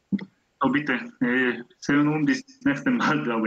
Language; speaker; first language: German; non-native, learner; Spanish